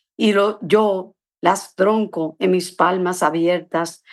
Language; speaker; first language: Spanish; early bilingual, other home language; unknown